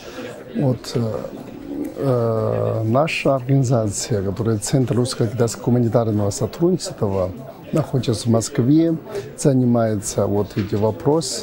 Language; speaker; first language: Russian; non-native, learner; Chinese